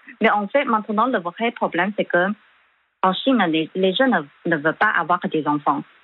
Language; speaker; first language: French; non-native, fluent; Chinese